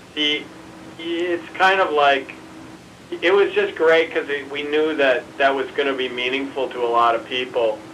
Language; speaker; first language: English; native; English